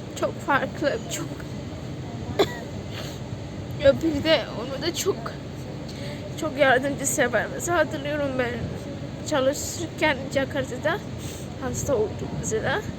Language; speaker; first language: Turkish; non-native, learner; Indonesian